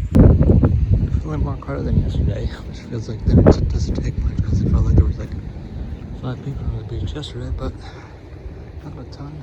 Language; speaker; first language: English; native; English